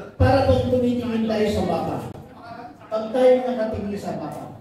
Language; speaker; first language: Filipino; native; Filipino